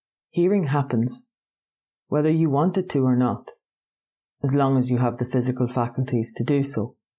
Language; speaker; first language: English; native; English